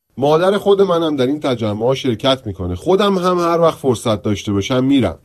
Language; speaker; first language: Persian; early bilingual, heritage; Persian